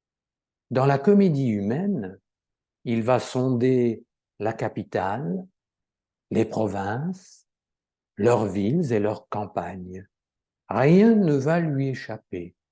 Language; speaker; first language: French; native; French